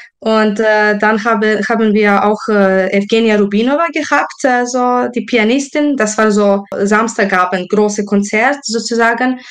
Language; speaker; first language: German; non-native, fluent; Serbian